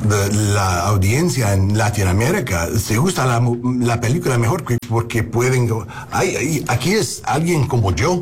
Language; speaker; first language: Spanish; early bilingual, heritage; Spanish